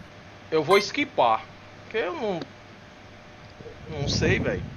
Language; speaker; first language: Portuguese; native; Portuguese